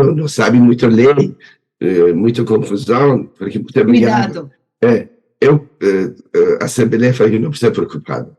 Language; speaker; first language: Portuguese; non-native, learner; Persian